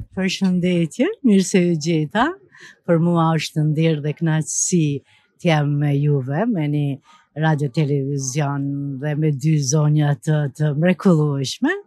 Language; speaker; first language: Albanian; native; Albanian